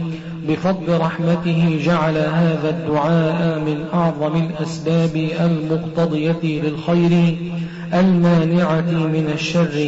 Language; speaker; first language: Arabic; native; Arabic